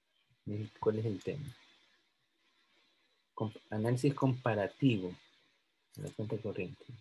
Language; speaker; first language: Spanish; native; Spanish